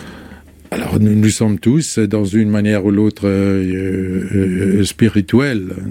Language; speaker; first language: French; non-native, fluent; German